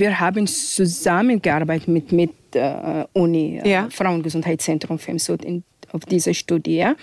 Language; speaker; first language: German; non-native, fluent; Arabic